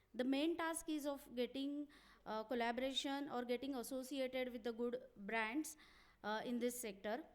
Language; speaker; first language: English; non-native, local second language; Marathi